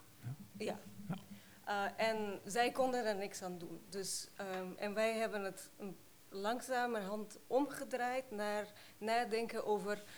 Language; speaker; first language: Dutch; non-native, fluent; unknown